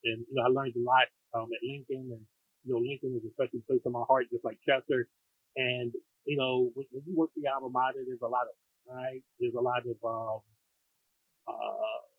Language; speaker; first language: English; native; English